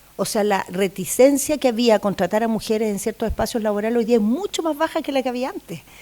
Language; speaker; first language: Spanish; native; Spanish